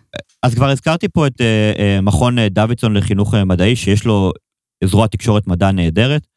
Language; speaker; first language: Hebrew; native; Hebrew